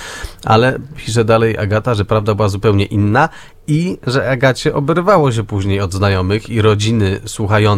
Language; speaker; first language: Polish; native; Polish